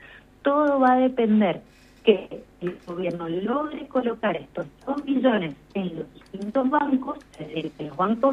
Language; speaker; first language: Spanish; native; Spanish